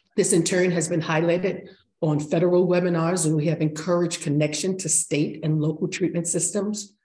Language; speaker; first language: English; native; English